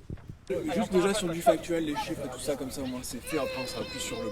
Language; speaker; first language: French; native; French